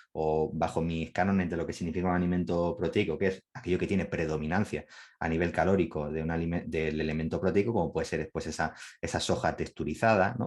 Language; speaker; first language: Spanish; native; Spanish